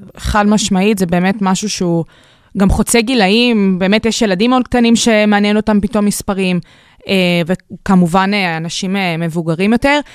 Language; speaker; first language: Hebrew; native; Hebrew